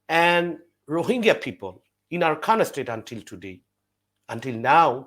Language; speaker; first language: English; non-native, fluent; Burmese